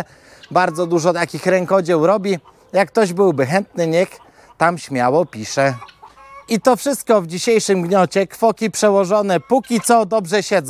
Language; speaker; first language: Polish; native; Polish